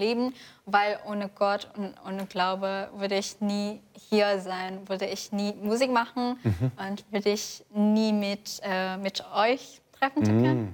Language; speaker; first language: German; non-native, fluent; Indonesian